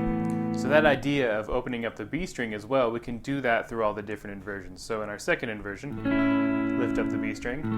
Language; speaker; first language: English; native; English